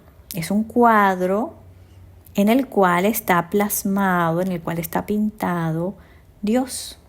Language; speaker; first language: Spanish; native; Spanish